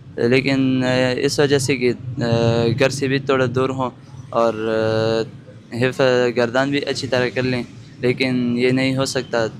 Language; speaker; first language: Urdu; non-native, local second language; Pashto